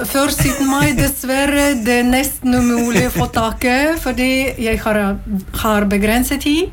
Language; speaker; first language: Norwegian; non-native, learner; Latvian